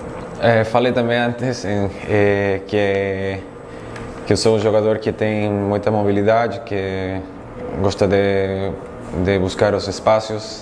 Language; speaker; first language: Portuguese; non-native, fluent; Spanish